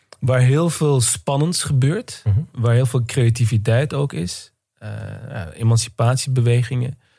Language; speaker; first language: Dutch; early bilingual, other home language; Turkish